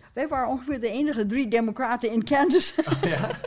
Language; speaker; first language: Dutch; non-native, fluent; English